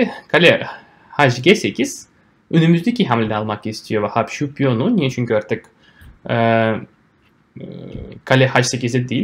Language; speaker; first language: Turkish; non-native, fluent; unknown